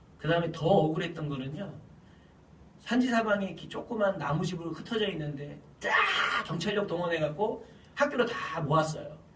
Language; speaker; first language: Korean; native; Korean